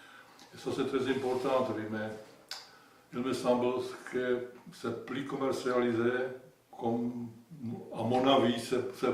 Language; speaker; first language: French; non-native, fluent; Czech